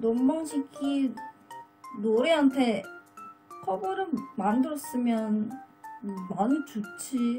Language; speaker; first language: Korean; non-native, learner; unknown